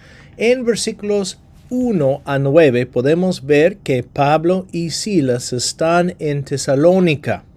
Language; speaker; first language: Spanish; non-native, fluent; English